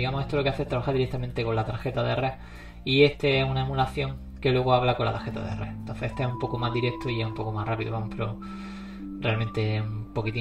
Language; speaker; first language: Spanish; native; Spanish